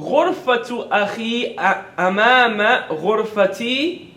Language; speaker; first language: Arabic; non-native, fluent; English